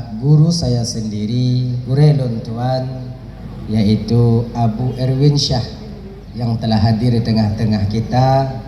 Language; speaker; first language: Malay; non-native, local second language; Achinese